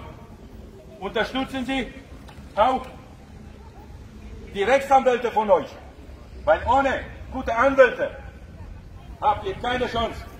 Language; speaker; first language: German; non-native, fluent; Romanian